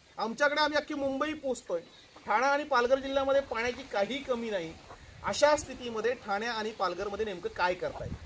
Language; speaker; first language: Marathi; native; Marathi